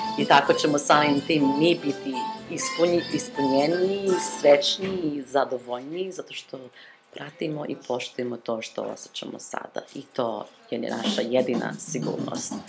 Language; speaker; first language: Serbian; early bilingual, heritage; Serbian